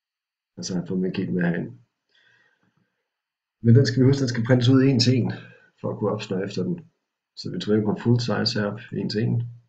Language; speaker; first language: Danish; native; Danish